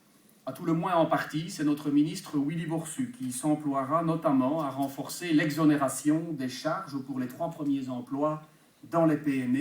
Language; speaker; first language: French; native; French